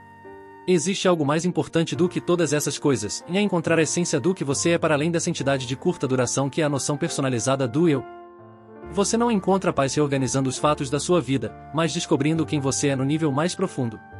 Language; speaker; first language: Portuguese; native; Portuguese